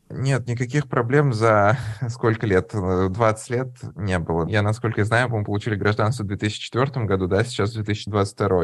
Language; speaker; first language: Russian; early bilingual, other home language; Armenian